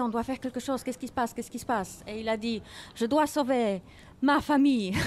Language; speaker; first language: French; non-native, fluent; Polish